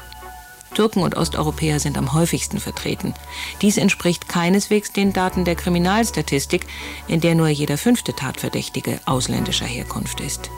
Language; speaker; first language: German; native; German